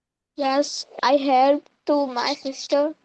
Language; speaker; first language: English; non-native, learner; Hindi